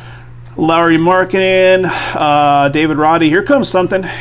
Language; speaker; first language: English; native; English